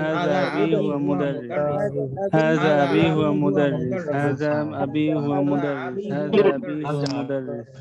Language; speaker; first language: Arabic; non-native, learner; Bangla